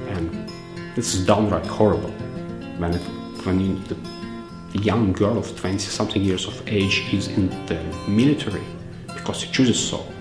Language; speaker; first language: English; non-native, fluent; Belarusian